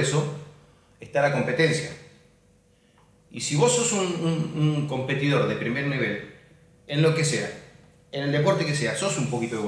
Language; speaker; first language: Spanish; native; Spanish